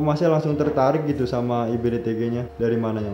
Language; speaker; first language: Indonesian; native; Indonesian